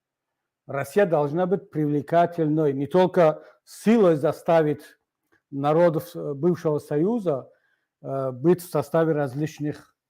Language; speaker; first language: Russian; non-native, local second language; Tajik